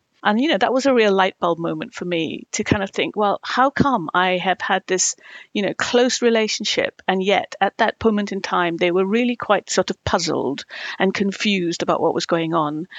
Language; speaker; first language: English; non-native, local second language; Tamil